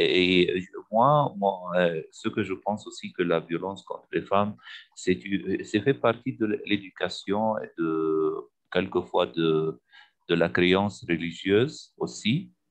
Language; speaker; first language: French; non-native, fluent; Arabic